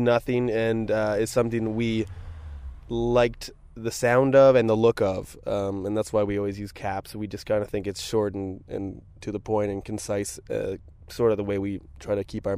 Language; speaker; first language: English; native; English